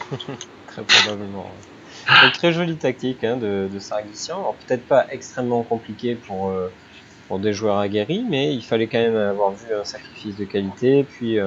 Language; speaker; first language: French; native; French